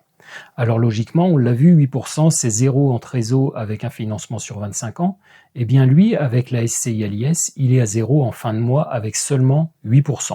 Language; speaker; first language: French; native; French